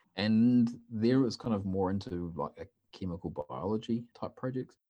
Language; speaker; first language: English; native; English